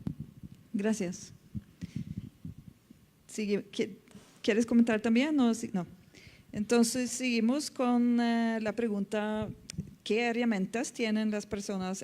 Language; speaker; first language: Spanish; non-native, fluent; Norwegian